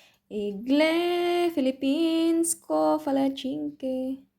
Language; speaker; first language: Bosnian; non-native, learner; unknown